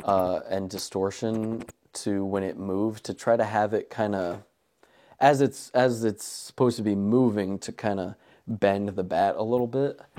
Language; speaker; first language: English; native; English